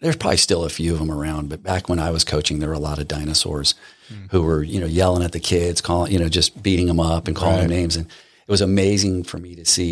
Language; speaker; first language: English; native; English